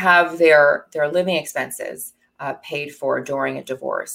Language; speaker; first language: English; native; English